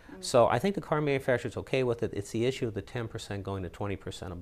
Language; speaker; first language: English; native; English